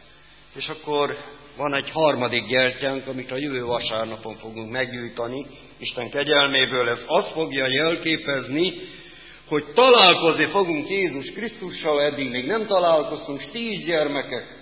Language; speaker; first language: Hungarian; native; Hungarian